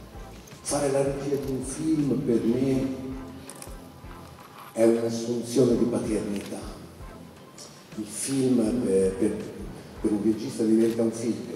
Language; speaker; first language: Italian; native; Italian